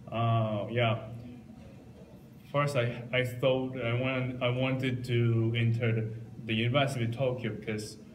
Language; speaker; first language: English; non-native, learner; Japanese